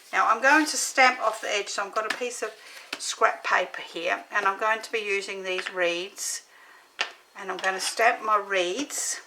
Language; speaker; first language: English; native; English